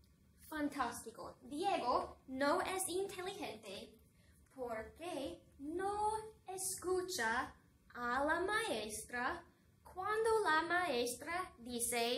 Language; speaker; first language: Spanish; non-native, fluent; English